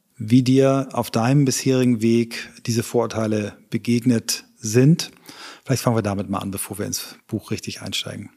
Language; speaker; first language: German; native; German